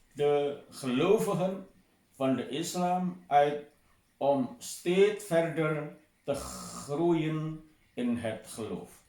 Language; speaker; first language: Dutch; non-native, fluent; Indonesian